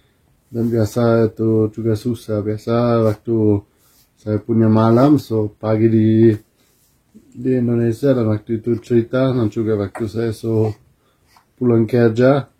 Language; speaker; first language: Indonesian; non-native, learner; German